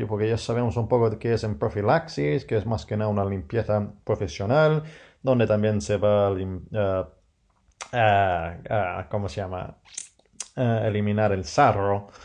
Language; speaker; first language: Spanish; non-native, fluent; English